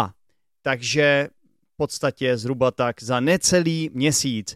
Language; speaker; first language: Czech; native; Czech